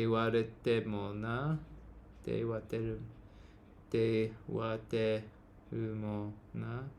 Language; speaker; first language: Japanese; non-native, learner; English